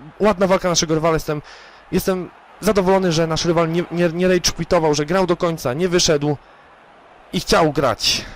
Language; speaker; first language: Polish; native; Polish